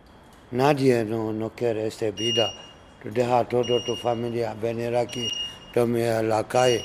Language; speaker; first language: Spanish; non-native, learner; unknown